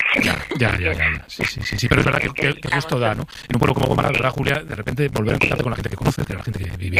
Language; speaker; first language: Spanish; native; Spanish